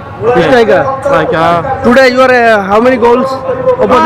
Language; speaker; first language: English; non-native, learner; Sylheti